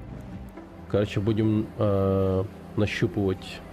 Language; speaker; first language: Russian; native; Russian